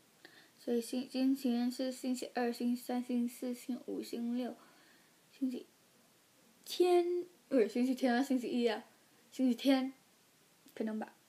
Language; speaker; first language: Chinese; early bilingual, heritage; Chinese